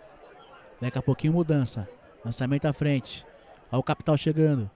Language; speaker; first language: Portuguese; native; Portuguese